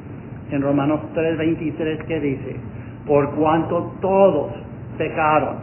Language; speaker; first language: Spanish; non-native, fluent; English